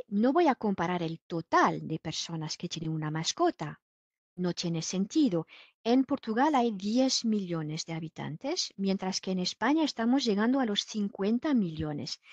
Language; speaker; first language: Spanish; non-native, fluent; French